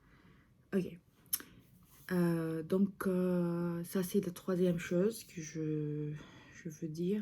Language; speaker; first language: French; non-native, fluent; English